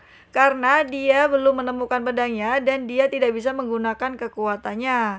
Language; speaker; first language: Indonesian; native; Indonesian